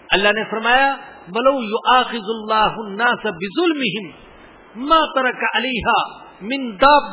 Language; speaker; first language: Urdu; non-native, local second language; Punjabi